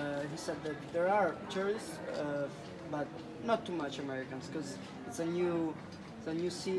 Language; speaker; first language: English; non-native, fluent; Italian